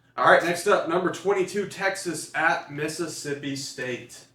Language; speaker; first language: English; native; English